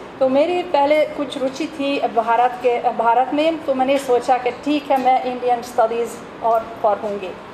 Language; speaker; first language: Hindi; non-native, fluent; Hungarian